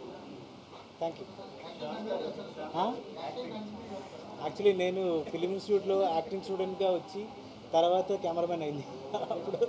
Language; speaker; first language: Telugu; non-native, fluent; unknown